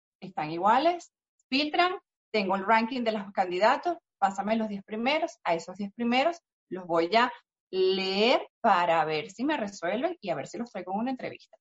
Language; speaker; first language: Spanish; native; Spanish